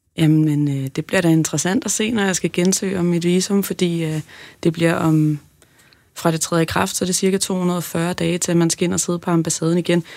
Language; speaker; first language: Danish; native; Danish